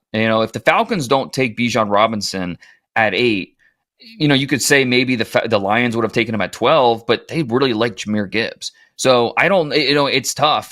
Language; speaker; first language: English; native; English